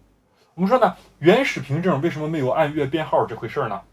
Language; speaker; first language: Chinese; native; Chinese